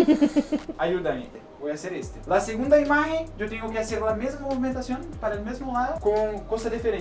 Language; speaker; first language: Spanish; non-native, learner; Portuguese